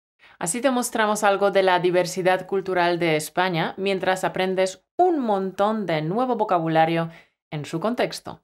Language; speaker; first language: Spanish; native; Spanish